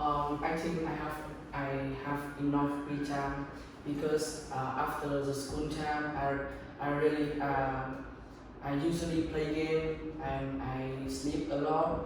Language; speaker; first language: English; non-native, learner; Vietnamese